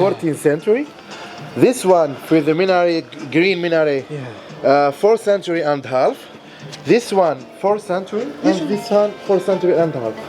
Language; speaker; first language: English; non-native, learner; Arabic